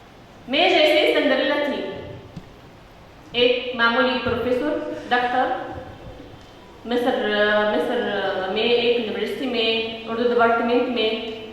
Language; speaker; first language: Hindi; non-native, fluent; Arabic